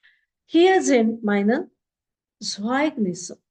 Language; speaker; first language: German; non-native, fluent; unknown